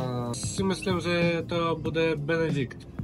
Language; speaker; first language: Czech; non-native, fluent; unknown